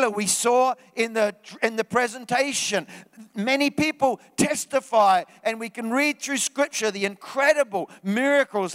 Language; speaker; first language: English; native; English